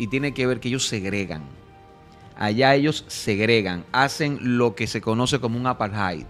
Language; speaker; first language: Spanish; native; Spanish